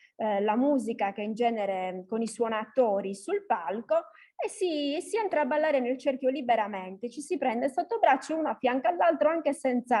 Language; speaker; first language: Italian; native; Italian